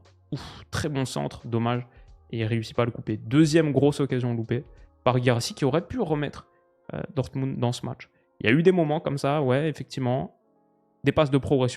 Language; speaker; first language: French; native; French